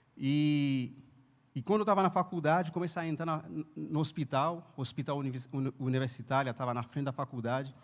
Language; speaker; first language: Portuguese; non-native, fluent; Haitian Creole